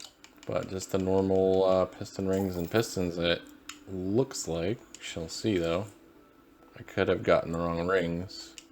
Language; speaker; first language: English; native; English